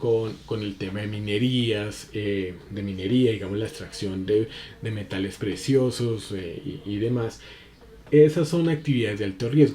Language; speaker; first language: Spanish; native; Spanish